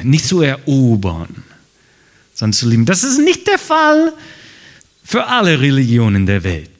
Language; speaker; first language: German; non-native, fluent; English